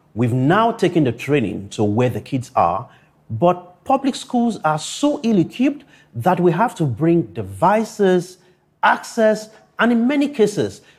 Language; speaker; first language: English; non-native, local second language; Yoruba